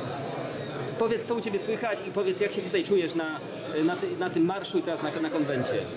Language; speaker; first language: Polish; native; Polish